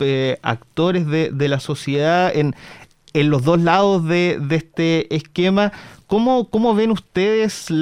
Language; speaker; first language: Spanish; native; Spanish